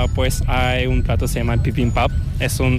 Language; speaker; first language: Spanish; non-native, fluent; Korean